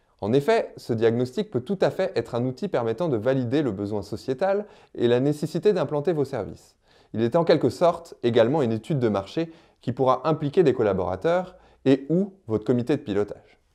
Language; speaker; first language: French; native; French